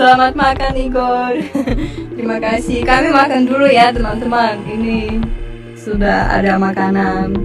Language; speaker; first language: Indonesian; non-native, fluent; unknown